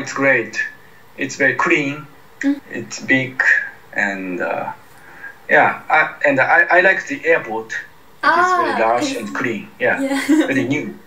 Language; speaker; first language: English; non-native, learner; Japanese